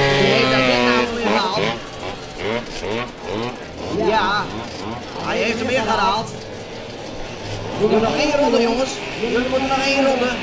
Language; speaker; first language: Dutch; native; Dutch